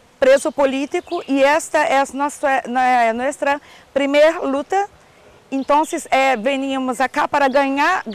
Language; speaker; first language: Portuguese; non-native, learner; Spanish